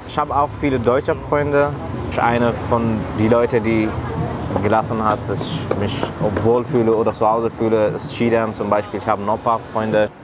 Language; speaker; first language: German; non-native, fluent; Persian